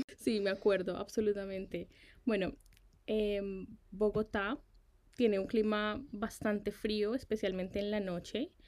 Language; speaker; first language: Spanish; native; Spanish